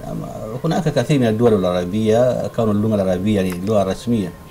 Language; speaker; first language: Arabic; non-native, fluent; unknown